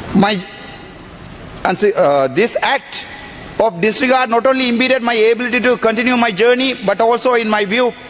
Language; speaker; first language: English; non-native, local second language; Tamil